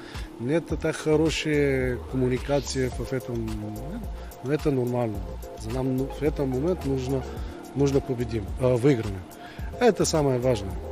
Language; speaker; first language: Russian; non-native, learner; Bulgarian